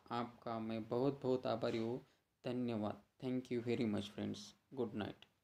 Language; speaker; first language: Hindi; non-native, local second language; Marathi